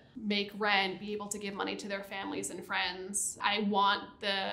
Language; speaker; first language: English; native; English